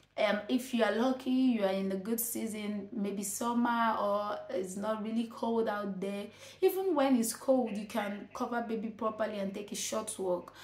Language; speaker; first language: English; non-native, local second language; Igbo